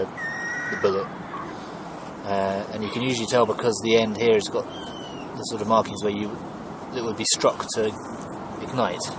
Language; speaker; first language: English; native; English